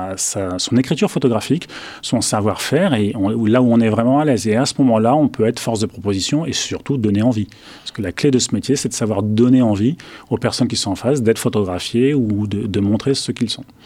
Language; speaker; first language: French; native; French